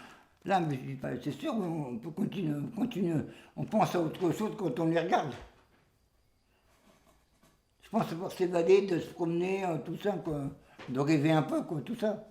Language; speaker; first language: French; native; French